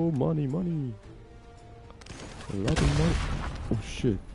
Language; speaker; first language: English; non-native, learner; Ukrainian